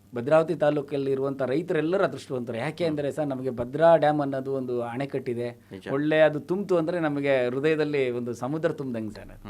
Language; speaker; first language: Kannada; non-native, local second language; Telugu